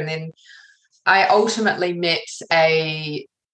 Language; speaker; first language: English; native; English